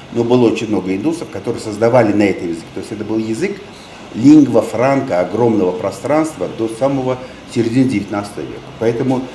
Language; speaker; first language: Russian; non-native, local second language; Tajik